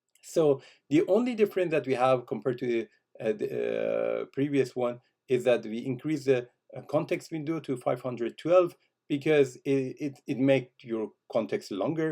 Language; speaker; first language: English; non-native, fluent; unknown